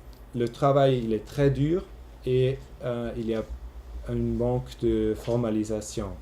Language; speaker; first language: French; non-native, local second language; German